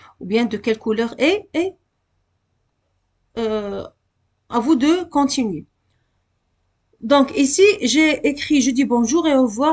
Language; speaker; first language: French; non-native, local second language; Arabic